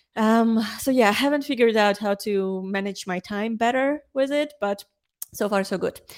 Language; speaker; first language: English; non-native, fluent; Ukrainian